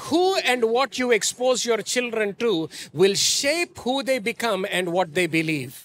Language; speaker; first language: English; non-native, local second language; Telugu